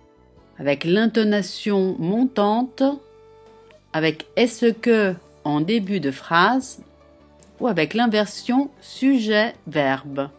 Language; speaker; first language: French; non-native, fluent; Italian